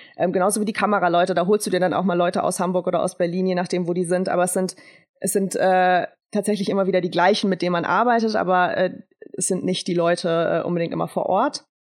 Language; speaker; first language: German; early bilingual, other home language; Turkish